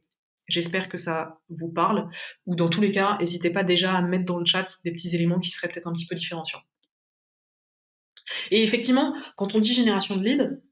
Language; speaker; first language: French; native; French